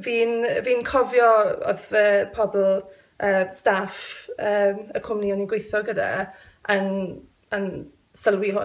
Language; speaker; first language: Welsh; non-native, local second language; English